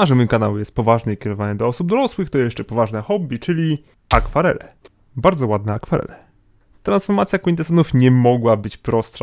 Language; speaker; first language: Polish; native; Polish